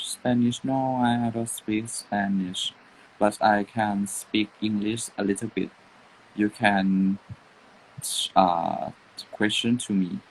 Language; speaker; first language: English; non-native, learner; Thai